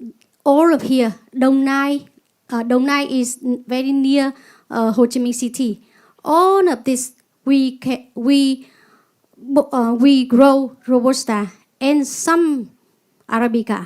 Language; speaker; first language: English; non-native, learner; Vietnamese